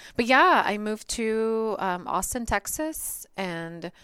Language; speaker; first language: English; early bilingual, other home language; Bulgarian